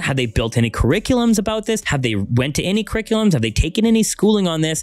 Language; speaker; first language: English; native; English